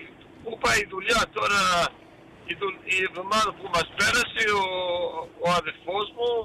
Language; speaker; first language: Greek; early bilingual, heritage; Greek